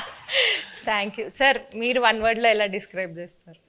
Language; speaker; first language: Telugu; native; Telugu